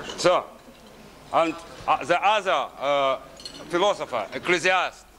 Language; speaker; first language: English; non-native, learner; Russian